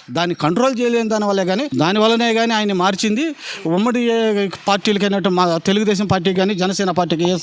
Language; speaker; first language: Telugu; native; Telugu